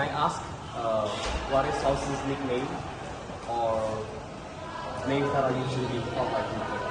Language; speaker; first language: English; non-native, learner; Indonesian